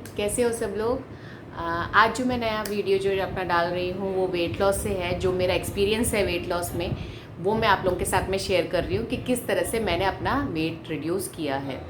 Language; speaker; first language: Hindi; non-native, local second language; Malayalam